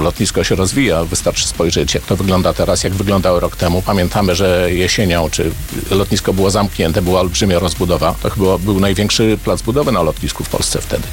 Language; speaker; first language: Polish; native; Polish